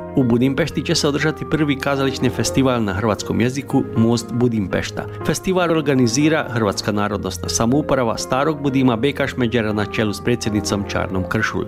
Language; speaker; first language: Croatian; early bilingual, heritage; Croatian